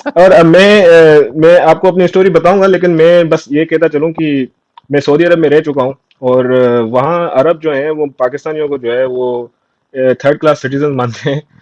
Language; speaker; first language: Urdu; non-native, local second language; Sindhi